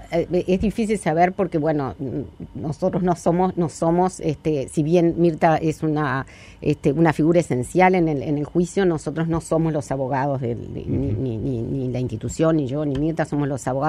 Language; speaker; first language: Spanish; native; Spanish